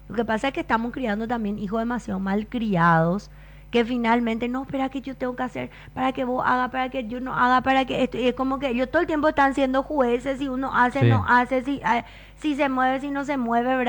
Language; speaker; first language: Spanish; native; Spanish